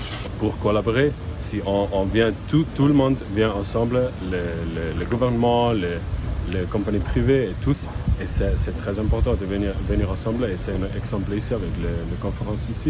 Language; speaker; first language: French; non-native, fluent; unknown